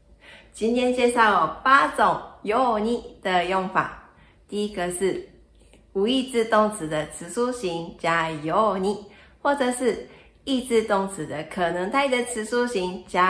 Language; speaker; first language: Chinese; non-native, fluent; Japanese